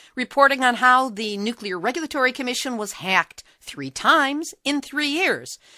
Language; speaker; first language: English; native; English